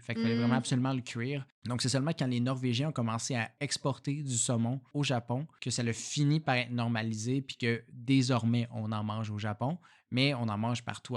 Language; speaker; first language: French; native; French